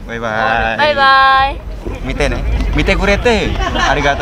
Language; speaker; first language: Japanese; non-native, learner; Indonesian